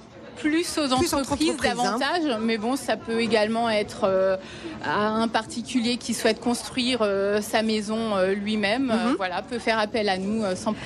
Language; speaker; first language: French; native; French